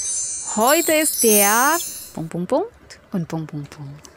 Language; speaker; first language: German; non-native, fluent; Indonesian